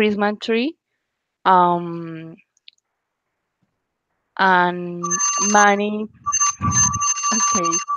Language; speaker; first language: English; non-native, learner; Spanish